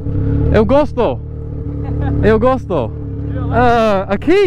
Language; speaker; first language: Portuguese; non-native, learner; English